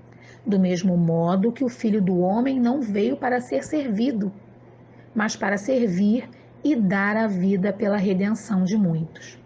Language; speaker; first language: Portuguese; native; Portuguese